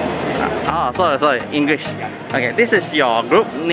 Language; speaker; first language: English; non-native, local second language; Chinese